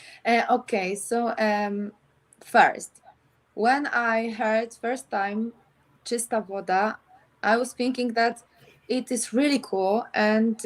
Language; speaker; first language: English; non-native, learner; Polish